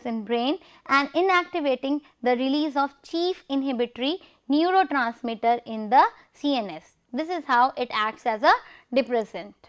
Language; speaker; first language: English; non-native, local second language; Hindi